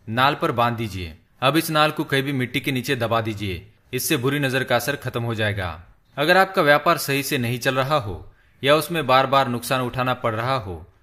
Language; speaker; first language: Hindi; native; Hindi